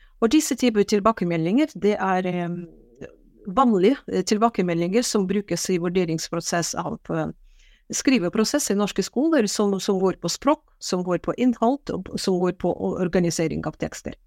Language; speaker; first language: Norwegian; non-native, fluent; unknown